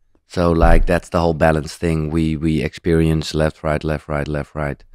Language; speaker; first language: English; non-native, fluent; Dutch